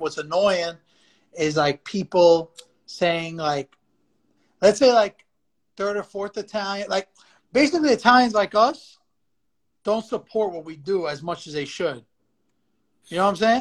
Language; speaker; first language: English; early bilingual, other home language; Italian